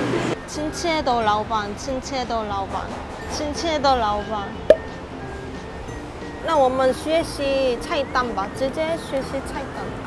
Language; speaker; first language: Chinese; non-native, fluent; Korean